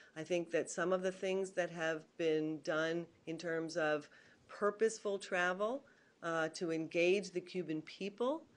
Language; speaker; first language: English; native; English